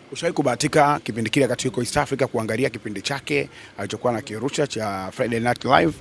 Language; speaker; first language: Swahili; native; Swahili